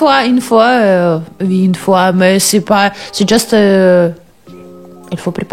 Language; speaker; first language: French; non-native, learner; Russian